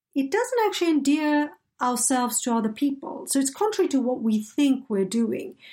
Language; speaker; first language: English; native; English